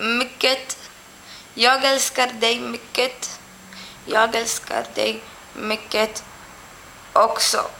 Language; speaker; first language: Swedish; non-native, learner; English